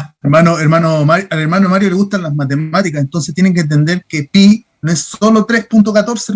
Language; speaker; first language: Spanish; native; Spanish